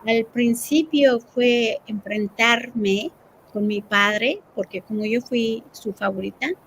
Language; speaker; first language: Spanish; early bilingual, heritage; Spanish